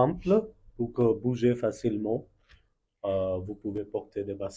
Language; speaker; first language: French; non-native, fluent; Bangla